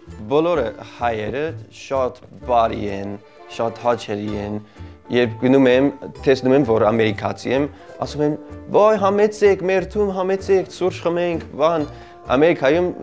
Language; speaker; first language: Armenian; non-native, learner; English